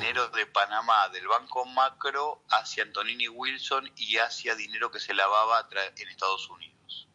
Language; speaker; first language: Spanish; native; Spanish